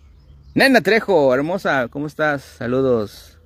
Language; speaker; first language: Spanish; native; Spanish